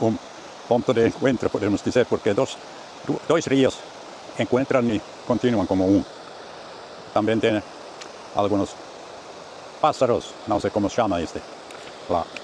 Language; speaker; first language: Portuguese; non-native, learner; Finnish